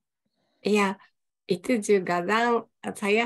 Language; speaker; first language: Indonesian; non-native, learner; Japanese